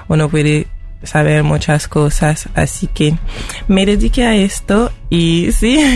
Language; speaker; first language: Spanish; non-native, fluent; Haitian Creole